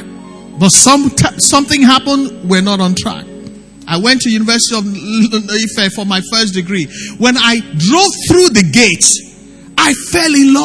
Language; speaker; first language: English; non-native, local second language; Yoruba